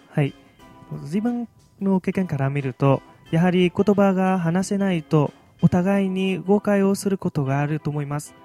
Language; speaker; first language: Japanese; non-native, fluent; Vietnamese